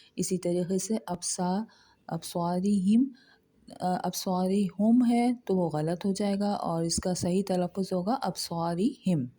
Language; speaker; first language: Urdu; native; Urdu